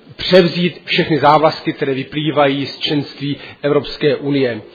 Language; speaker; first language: Czech; native; Czech